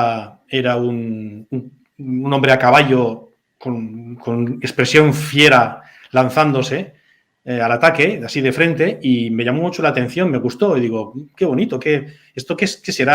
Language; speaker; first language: Spanish; native; Spanish